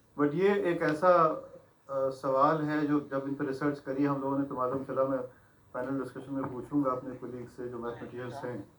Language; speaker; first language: Hindi; native; Hindi